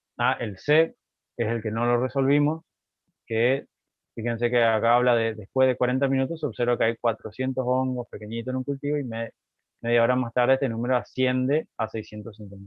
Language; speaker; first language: Spanish; native; Spanish